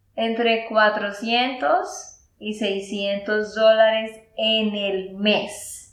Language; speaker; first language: Spanish; native; Spanish